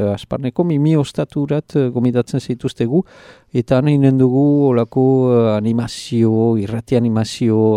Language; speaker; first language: Basque; native; Basque